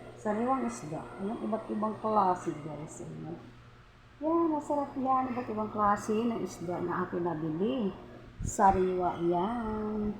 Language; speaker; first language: Filipino; non-native, local second language; Cebuano